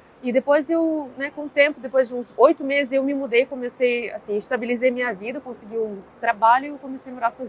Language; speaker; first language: Portuguese; non-native, fluent; Russian